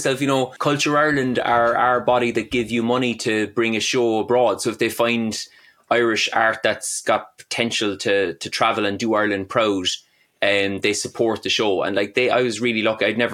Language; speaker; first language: English; native; English